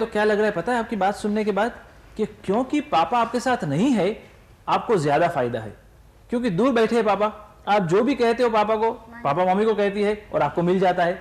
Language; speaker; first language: Hindi; native; Hindi